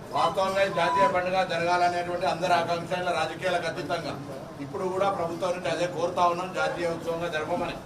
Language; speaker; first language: Telugu; native; Telugu